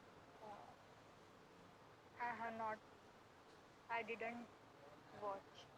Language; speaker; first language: English; non-native, learner; Marathi